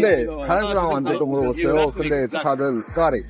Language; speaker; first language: Korean; non-native, learner; Hindi